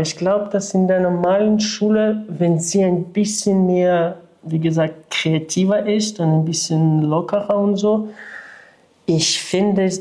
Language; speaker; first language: German; non-native, fluent; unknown